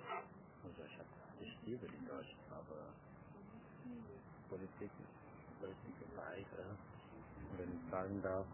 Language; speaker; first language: German; non-native, learner; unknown